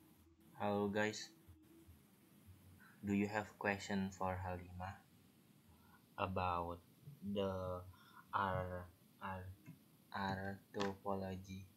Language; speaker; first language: English; non-native, learner; Indonesian